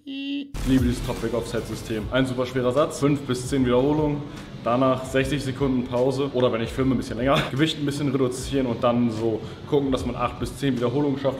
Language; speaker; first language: German; native; German